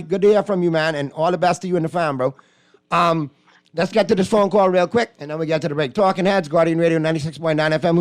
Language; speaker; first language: English; native; English